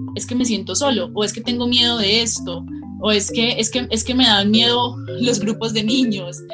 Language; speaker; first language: Spanish; native; Spanish